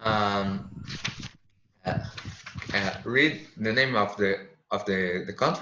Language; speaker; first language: English; non-native, learner; Portuguese